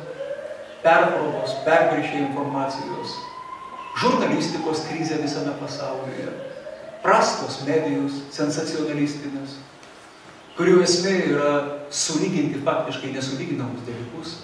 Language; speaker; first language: Lithuanian; native; Lithuanian